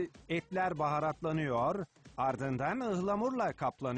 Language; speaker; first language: Turkish; native; Turkish